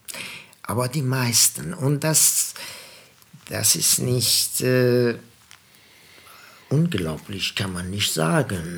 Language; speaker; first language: German; non-native, fluent; Persian